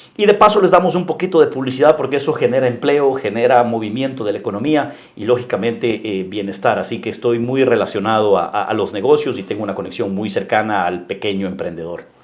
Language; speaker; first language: Spanish; native; Spanish